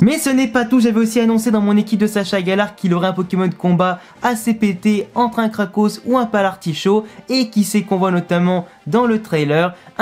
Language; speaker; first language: French; native; French